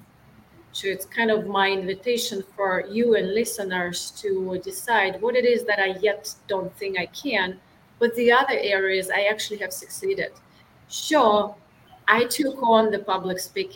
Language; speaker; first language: English; non-native, fluent; Russian